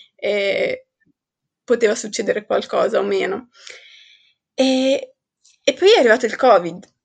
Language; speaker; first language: Italian; early bilingual, other home language; Arabic